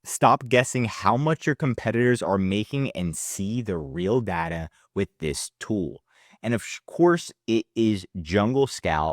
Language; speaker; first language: English; native; English